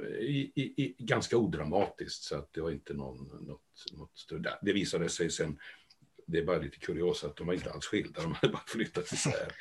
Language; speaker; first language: Swedish; native; Swedish